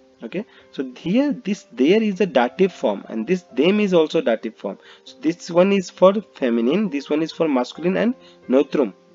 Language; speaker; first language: English; non-native, local second language; Hindi